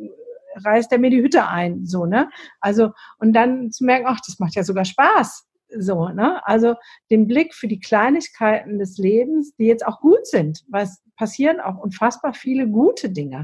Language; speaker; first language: German; native; German